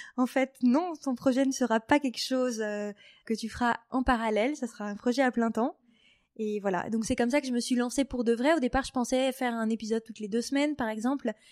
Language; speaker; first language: French; native; French